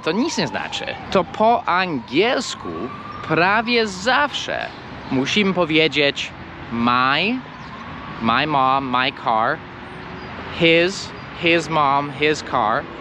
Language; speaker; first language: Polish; non-native, fluent; English